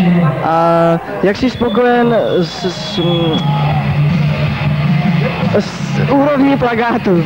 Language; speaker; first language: Czech; native; Czech